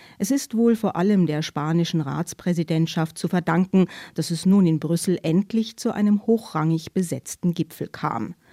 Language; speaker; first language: German; native; German